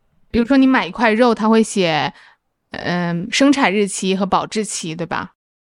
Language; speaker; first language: Chinese; native; Chinese